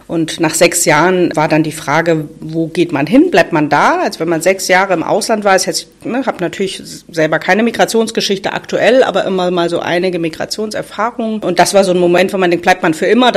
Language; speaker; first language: German; native; German